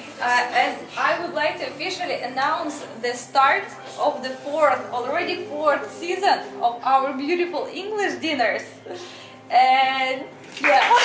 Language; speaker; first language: English; non-native, fluent; Russian